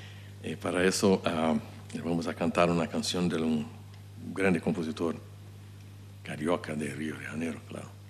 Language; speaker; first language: Portuguese; non-native, fluent; Spanish